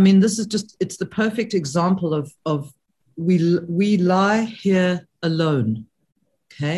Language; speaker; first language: English; native; English